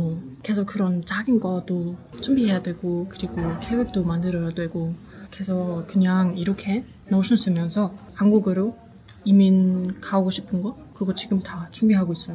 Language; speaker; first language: Korean; non-native, learner; German